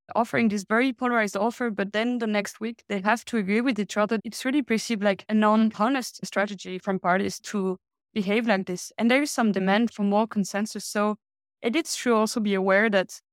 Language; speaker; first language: English; non-native, fluent; French